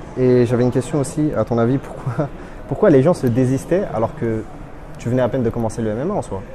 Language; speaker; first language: French; native; French